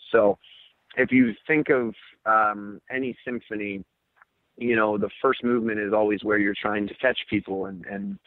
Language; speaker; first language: English; native; English